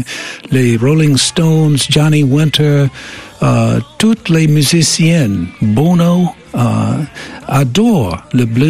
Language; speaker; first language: French; non-native, fluent; English